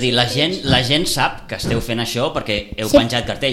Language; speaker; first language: Catalan; native; Catalan